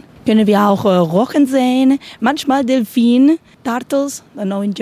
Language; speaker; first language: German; non-native, learner; Spanish